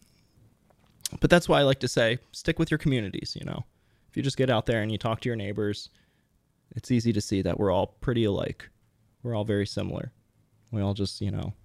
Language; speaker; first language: English; native; English